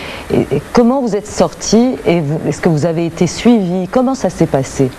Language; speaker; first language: French; native; French